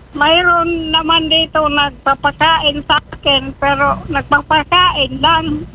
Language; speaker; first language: Filipino; non-native, local second language; Waray